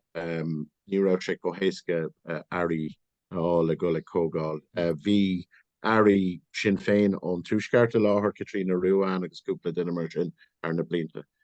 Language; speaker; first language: Irish; non-native, local second language; English